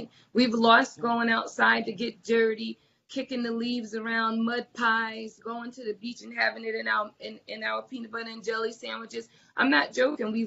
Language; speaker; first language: English; native; English